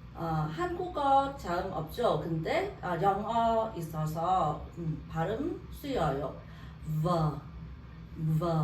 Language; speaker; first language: Korean; non-native, learner; Vietnamese